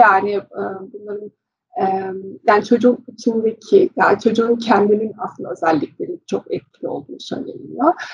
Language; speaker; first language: Turkish; early bilingual, heritage; Turkish